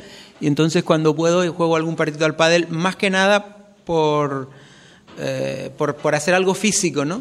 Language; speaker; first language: Spanish; native; Spanish